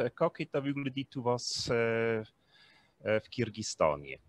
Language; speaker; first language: Russian; non-native, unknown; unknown